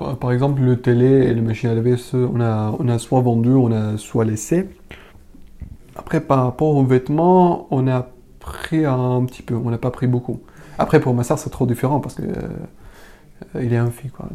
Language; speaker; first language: French; non-native, learner; Arabic